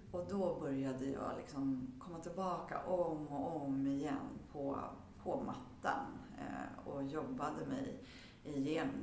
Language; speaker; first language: Swedish; early bilingual, heritage; Swedish